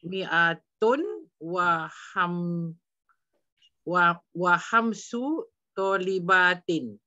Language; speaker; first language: Arabic; non-native, learner; Malay